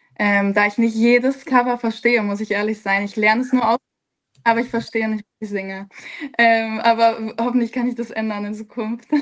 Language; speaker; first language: German; early bilingual, other home language; Serbian